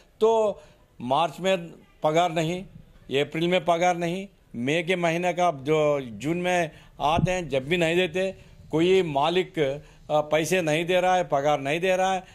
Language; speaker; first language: Hindi; non-native, local second language; Urdu